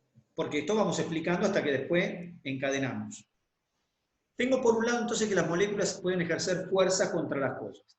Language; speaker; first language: Spanish; native; Spanish